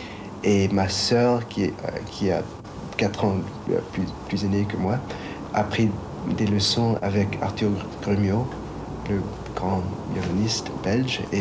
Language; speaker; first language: French; non-native, fluent; Chinese